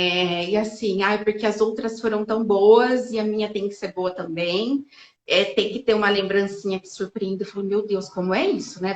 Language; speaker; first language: Portuguese; native; Portuguese